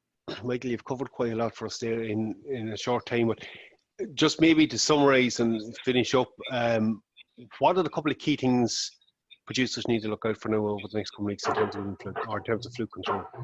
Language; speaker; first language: English; native; English